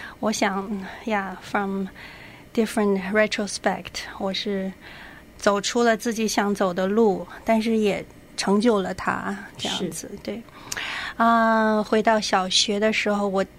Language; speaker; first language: Chinese; native; Chinese